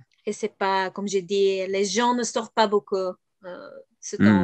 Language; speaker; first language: French; non-native, fluent; Bulgarian